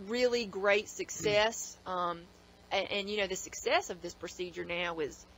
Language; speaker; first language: English; native; English